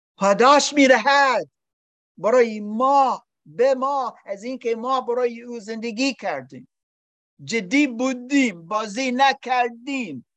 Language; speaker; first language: Persian; non-native, learner; English